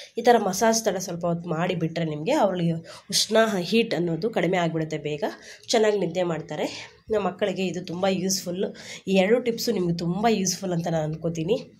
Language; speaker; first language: Kannada; non-native, local second language; Telugu